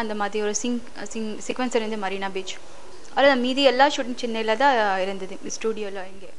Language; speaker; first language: Tamil; non-native, fluent; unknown